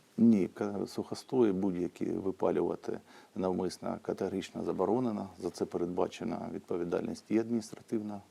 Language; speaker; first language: Ukrainian; native; Ukrainian